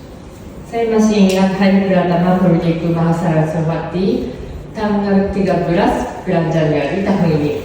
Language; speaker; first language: Indonesian; non-native, fluent; Japanese